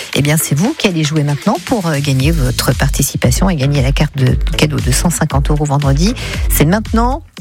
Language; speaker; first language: French; native; French